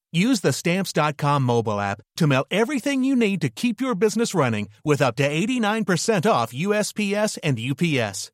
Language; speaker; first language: English; native; English